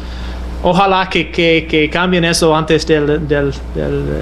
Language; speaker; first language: Spanish; non-native, fluent; English